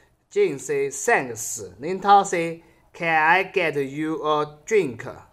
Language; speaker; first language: English; non-native, learner; Chinese